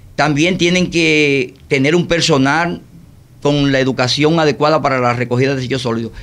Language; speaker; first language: Spanish; native; Spanish